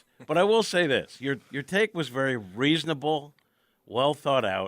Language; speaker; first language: English; native; English